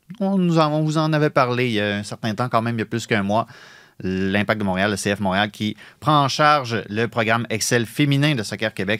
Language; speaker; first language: French; native; French